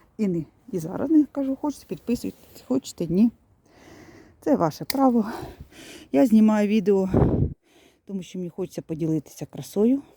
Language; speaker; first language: Ukrainian; native; Ukrainian